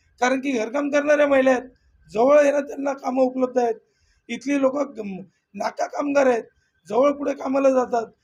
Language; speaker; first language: Marathi; native; Marathi